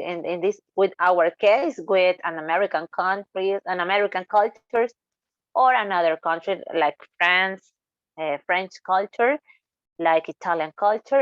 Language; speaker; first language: English; non-native, learner; Spanish